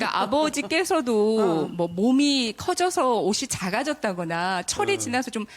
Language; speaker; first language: Korean; native; Korean